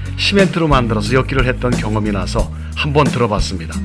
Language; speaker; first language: Korean; native; Korean